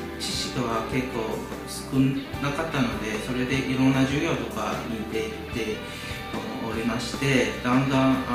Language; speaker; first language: Japanese; non-native, fluent; Chinese